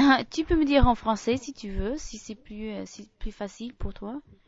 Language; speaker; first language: French; non-native, fluent; English